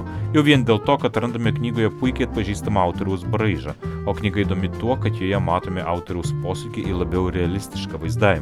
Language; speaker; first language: Lithuanian; native; Lithuanian